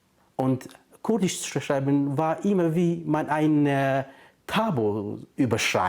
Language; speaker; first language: German; non-native, fluent; Kurdish